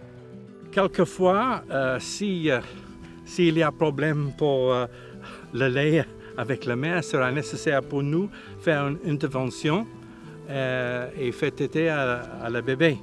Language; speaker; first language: French; non-native, learner; English